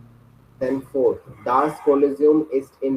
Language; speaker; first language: German; non-native, fluent; Hindi